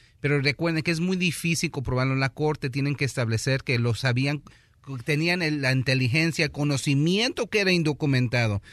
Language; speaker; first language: Spanish; early bilingual, heritage; Spanish